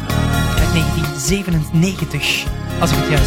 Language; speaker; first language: Dutch; native; Dutch